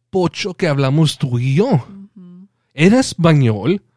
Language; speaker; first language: Spanish; early bilingual, heritage; Spanish